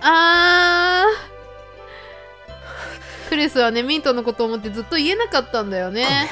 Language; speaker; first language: Japanese; native; Japanese